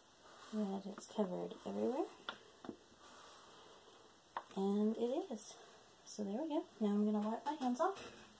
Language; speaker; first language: English; native; English